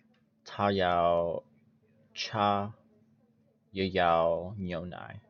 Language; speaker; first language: Chinese; non-native, learner; English